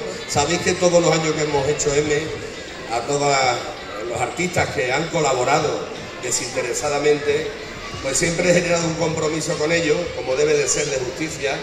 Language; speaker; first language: Spanish; native; Spanish